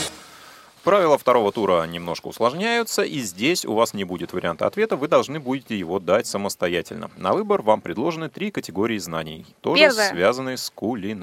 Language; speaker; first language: Russian; native; Russian